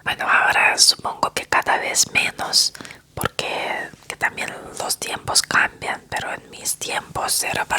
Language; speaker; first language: Spanish; non-native, fluent; Russian